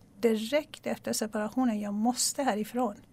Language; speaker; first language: Swedish; non-native, fluent; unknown